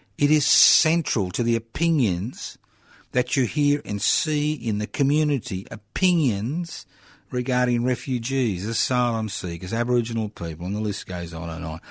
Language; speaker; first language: English; early bilingual, other home language; Italian